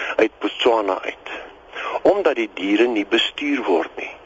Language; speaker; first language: Afrikaans; native; Afrikaans